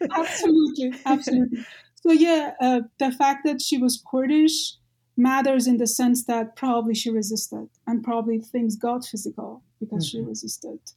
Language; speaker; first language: English; non-native, fluent; Persian